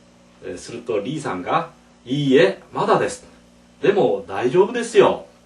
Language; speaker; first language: Japanese; non-native, fluent; Korean